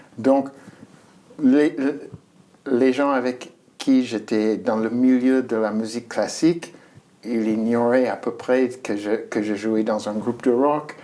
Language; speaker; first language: French; non-native, fluent; English